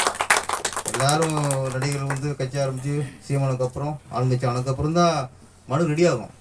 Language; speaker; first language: Tamil; native; Tamil